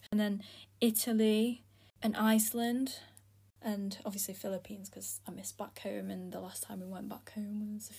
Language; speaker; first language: English; early bilingual, other home language; Filipino